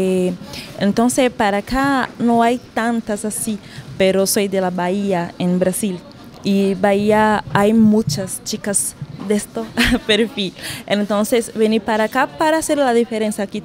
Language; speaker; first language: Spanish; non-native, learner; Portuguese